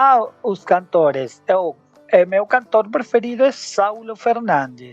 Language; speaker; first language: Portuguese; non-native, learner; Spanish